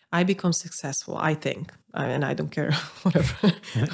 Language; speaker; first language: English; non-native, fluent; Slovak